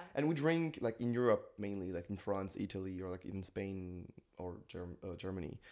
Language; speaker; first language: English; non-native, fluent; French